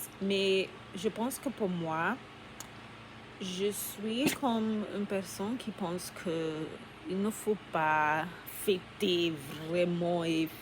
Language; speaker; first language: French; non-native, learner; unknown